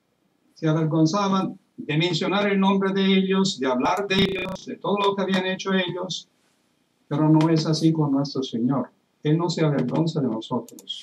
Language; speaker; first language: Spanish; non-native, fluent; Italian